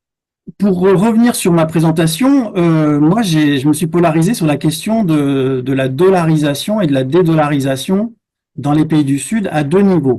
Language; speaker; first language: French; native; French